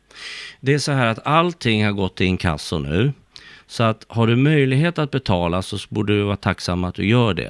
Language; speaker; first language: Swedish; native; Swedish